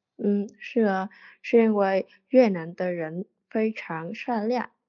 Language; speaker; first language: Chinese; non-native, learner; Vietnamese